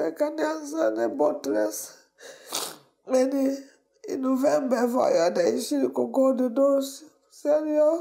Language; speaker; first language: Swedish; non-native, learner; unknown